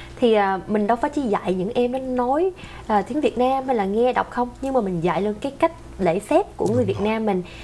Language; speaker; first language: Vietnamese; early bilingual, heritage; Vietnamese